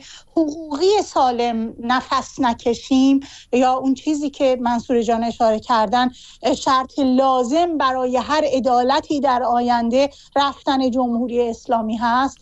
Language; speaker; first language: Persian; native; Persian